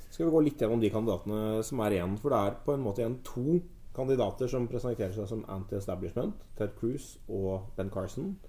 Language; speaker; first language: Norwegian; native; Norwegian